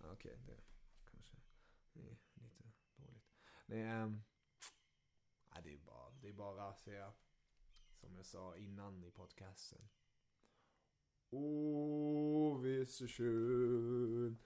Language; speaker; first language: Swedish; early bilingual, other home language; German